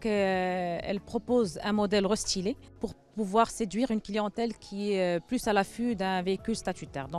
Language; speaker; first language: French; non-native, local second language; Arabic